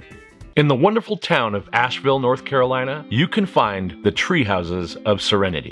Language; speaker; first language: English; native; English